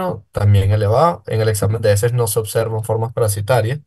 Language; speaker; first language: Spanish; native; Spanish